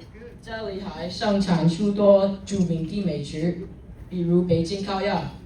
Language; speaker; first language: Chinese; non-native, learner; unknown